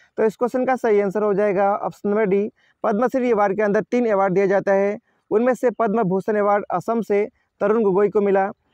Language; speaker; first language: Hindi; native; Hindi